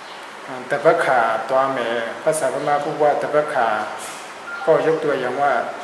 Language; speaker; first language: Thai; non-native, fluent; Burmese